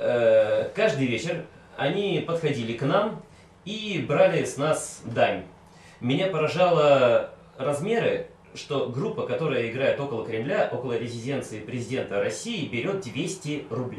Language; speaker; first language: Russian; native; Russian